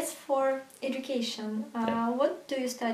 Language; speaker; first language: English; non-native, learner; Russian